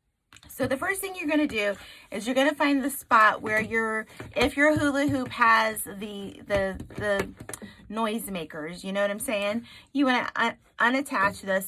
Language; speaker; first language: English; native; English